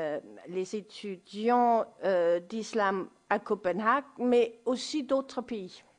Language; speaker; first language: French; non-native, fluent; Danish